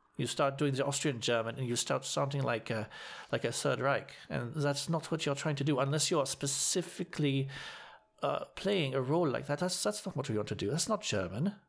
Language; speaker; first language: English; native; English